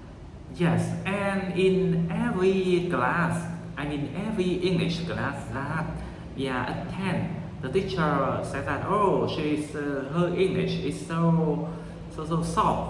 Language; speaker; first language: English; non-native, learner; Vietnamese